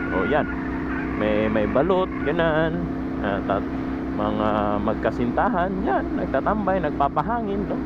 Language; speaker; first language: Filipino; non-native, local second language; Cebuano